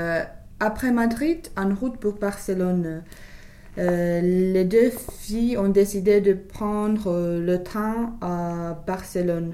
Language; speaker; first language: French; non-native, learner; English